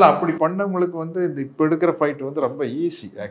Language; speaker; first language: Tamil; native; Tamil